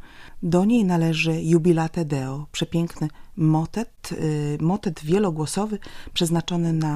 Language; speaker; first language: Polish; native; Polish